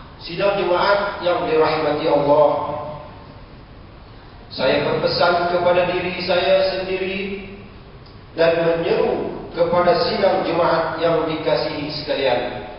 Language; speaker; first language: Malay; native; Malay